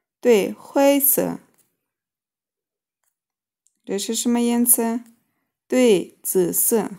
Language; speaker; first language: Chinese; non-native, fluent; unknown